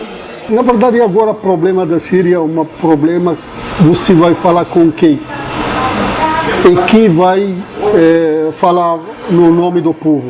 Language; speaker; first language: Portuguese; non-native, fluent; Arabic